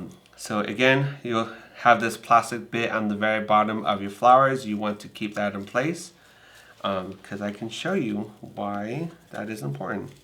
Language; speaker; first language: English; native; English